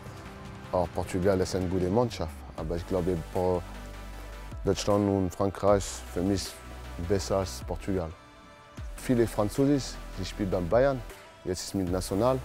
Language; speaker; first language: German; non-native, learner; French